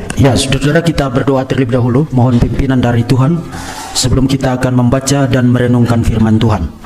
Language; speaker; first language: Indonesian; native; Indonesian